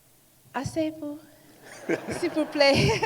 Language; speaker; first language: French; non-native, learner; English